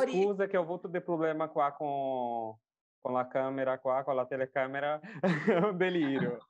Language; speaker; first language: Italian; non-native, fluent; Portuguese